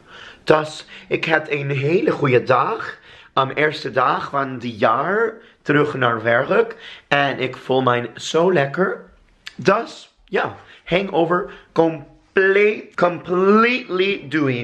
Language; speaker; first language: Dutch; non-native, learner; English